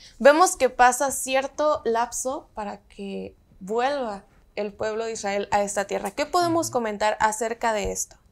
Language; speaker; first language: Spanish; native; Spanish